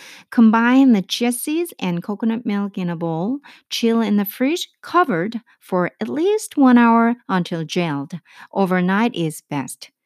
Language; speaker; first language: English; non-native, fluent; Korean